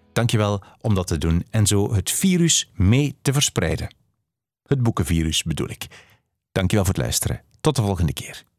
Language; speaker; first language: Dutch; native; Dutch